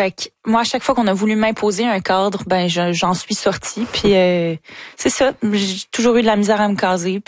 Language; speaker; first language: French; native; French